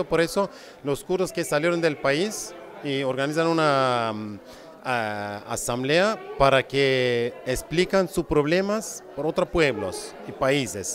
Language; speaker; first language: Spanish; non-native, fluent; Kurdish